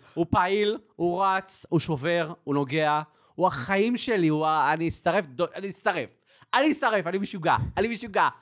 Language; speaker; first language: Hebrew; native; Hebrew